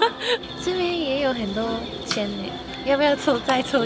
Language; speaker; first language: Chinese; non-native, fluent; Japanese